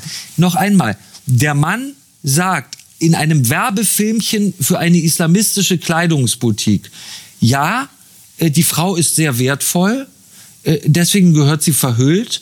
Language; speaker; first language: German; native; German